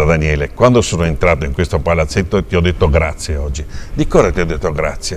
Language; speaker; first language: Italian; native; Italian